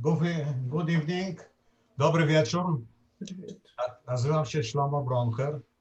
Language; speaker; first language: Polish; non-native, learner; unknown